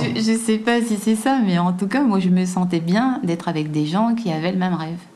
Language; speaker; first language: French; native; French